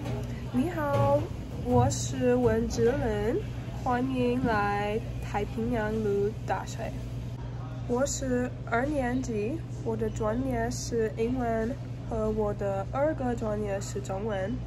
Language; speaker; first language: Chinese; non-native, learner; English